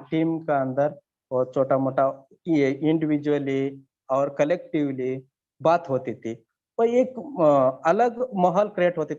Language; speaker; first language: Hindi; non-native, learner; Kannada